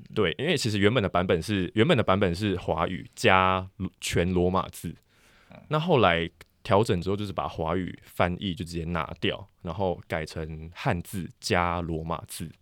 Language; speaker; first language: Chinese; non-native, local second language; Min Nan Chinese